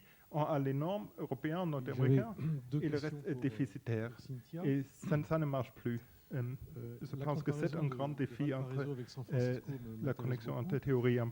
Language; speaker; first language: French; non-native, fluent; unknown